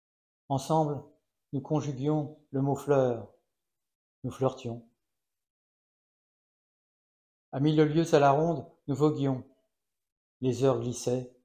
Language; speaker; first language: French; native; French